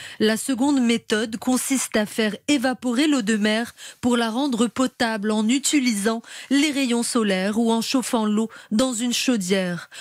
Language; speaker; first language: French; non-native, local second language; Arabic